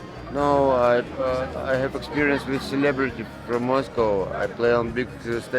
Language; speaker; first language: English; non-native, learner; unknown